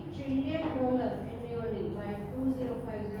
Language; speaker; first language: English; non-native, local second language; Gujarati